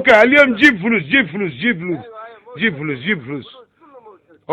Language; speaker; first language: Arabic; non-native, learner; Somali